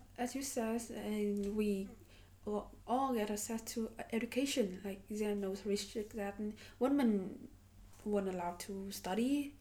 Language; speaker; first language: English; non-native, learner; Vietnamese